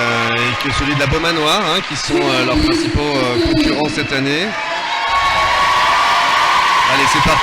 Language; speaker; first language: French; native; French